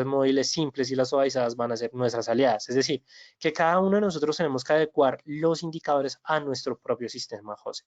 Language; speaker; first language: Spanish; native; Spanish